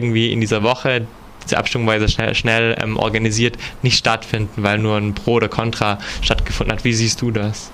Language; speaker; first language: German; native; German